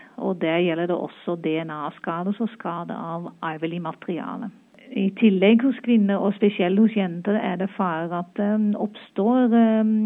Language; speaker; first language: Norwegian; non-native, fluent; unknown